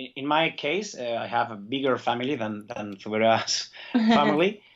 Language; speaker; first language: English; early bilingual, other home language; Basque